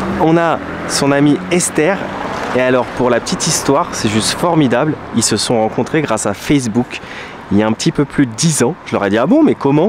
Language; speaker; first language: French; native; French